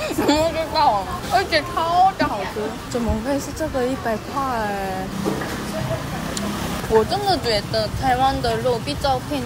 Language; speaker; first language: Chinese; non-native, learner; Korean